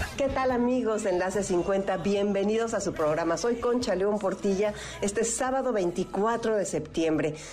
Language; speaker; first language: Spanish; native; Spanish